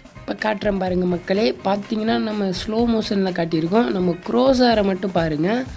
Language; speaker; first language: Tamil; native; Tamil